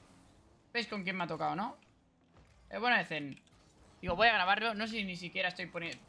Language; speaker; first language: Spanish; native; Spanish